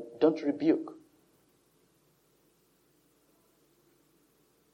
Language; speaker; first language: English; non-native, local second language; Yoruba